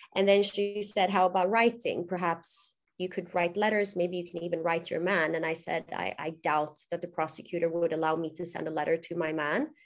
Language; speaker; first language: English; non-native, fluent; Swedish